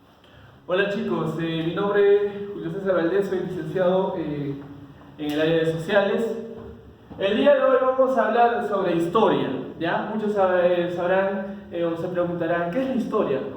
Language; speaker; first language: Spanish; native; Spanish